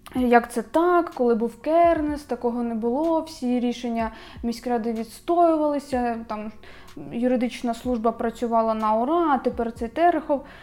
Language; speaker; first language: Ukrainian; native; Ukrainian